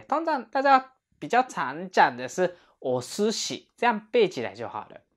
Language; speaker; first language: Chinese; non-native, fluent; Japanese